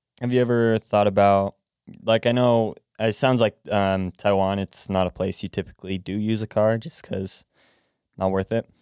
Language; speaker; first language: English; native; English